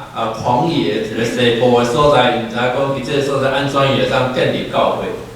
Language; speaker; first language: Chinese; native; Chinese